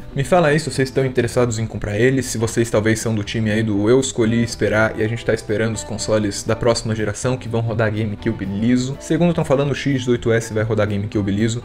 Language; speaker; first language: Portuguese; native; Portuguese